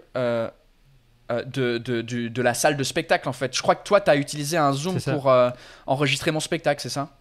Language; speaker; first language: French; non-native, fluent; English